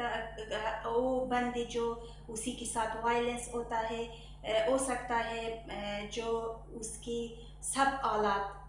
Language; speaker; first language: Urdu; non-native, learner; Persian